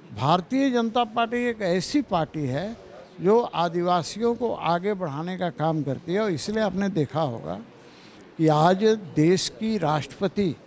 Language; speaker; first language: Hindi; native; Hindi